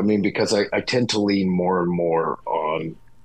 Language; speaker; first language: English; native; English